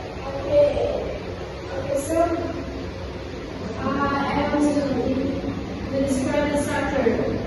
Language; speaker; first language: English; non-native, learner; Indonesian